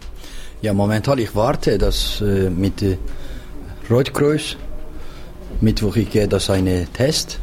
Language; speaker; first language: German; non-native, learner; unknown